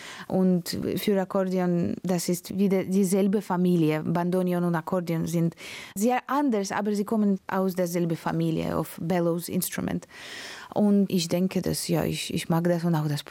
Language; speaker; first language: German; non-native, fluent; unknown